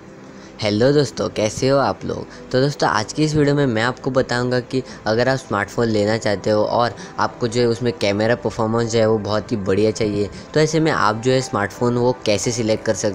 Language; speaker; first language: Hindi; native; Hindi